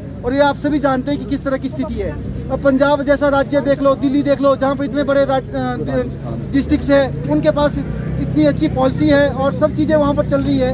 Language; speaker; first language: Hindi; native; Hindi